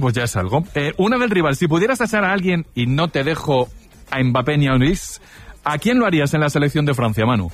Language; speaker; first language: Spanish; native; Spanish